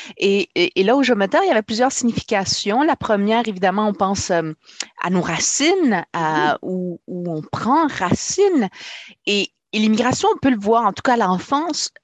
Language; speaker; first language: French; early bilingual, other home language; Spanish